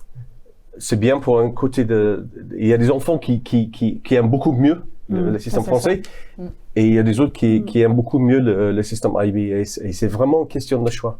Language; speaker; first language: French; non-native, fluent; English